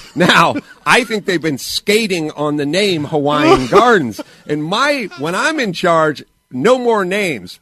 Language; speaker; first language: English; native; English